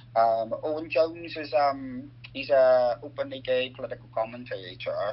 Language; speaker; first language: English; native; English